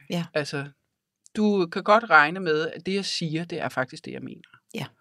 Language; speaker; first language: Danish; native; Danish